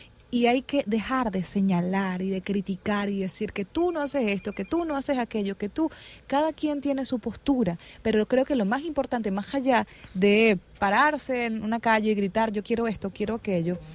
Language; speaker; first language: Spanish; native; Spanish